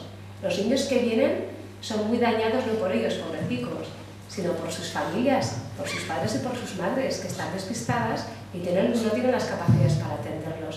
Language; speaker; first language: Spanish; native; Spanish